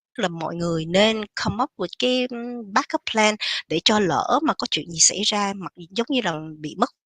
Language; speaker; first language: Vietnamese; native; Vietnamese